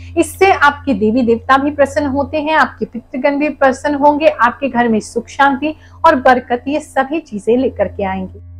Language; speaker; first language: Hindi; native; Hindi